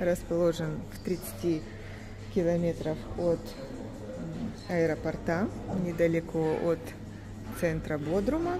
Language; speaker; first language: Russian; native; Russian